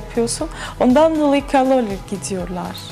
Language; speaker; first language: Turkish; non-native, learner; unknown